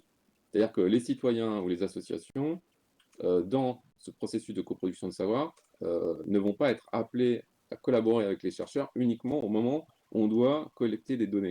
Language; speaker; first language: French; native; French